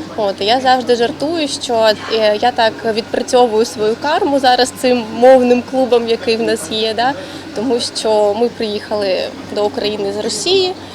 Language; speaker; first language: Ukrainian; non-native, local second language; Russian